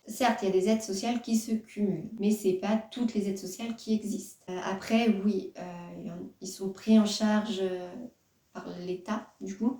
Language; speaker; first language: French; native; French